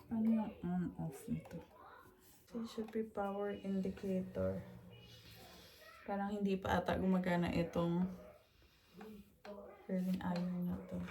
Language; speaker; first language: Filipino; non-native, local second language; Hiligaynon